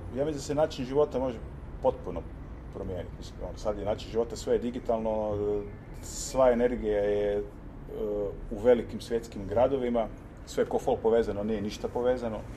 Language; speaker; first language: Croatian; native; Croatian